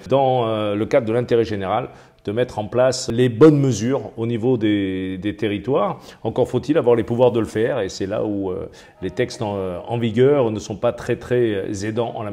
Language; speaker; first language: French; native; French